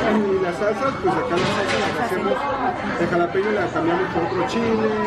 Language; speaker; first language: Spanish; native; Spanish